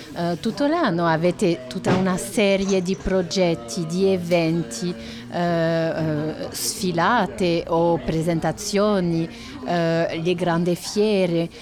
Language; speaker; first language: Italian; non-native, fluent; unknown